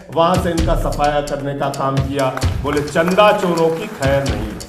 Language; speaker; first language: Hindi; native; Hindi